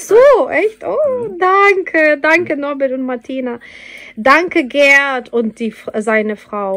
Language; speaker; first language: German; non-native, fluent; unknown